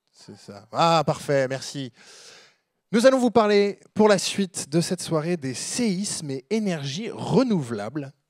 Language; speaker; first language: French; native; French